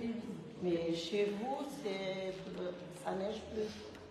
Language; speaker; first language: French; non-native, learner; Portuguese